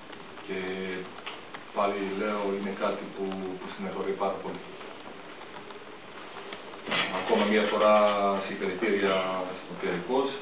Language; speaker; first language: Greek; non-native, fluent; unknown